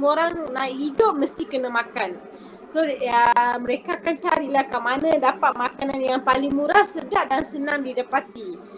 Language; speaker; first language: Malay; non-native, local second language; Tamil